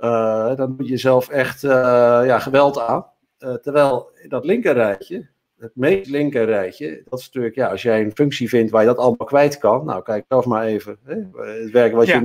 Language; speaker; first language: Dutch; native; Dutch